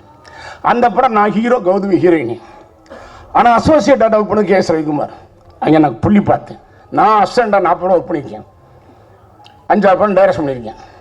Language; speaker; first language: Tamil; native; Tamil